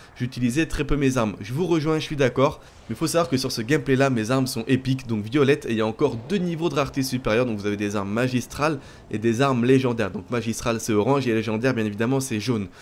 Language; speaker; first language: French; native; French